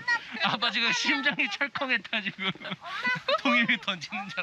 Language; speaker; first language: Korean; native; Korean